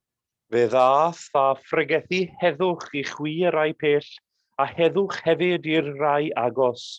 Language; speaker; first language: Welsh; native; Welsh